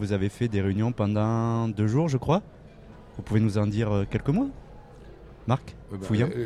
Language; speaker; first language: French; native; French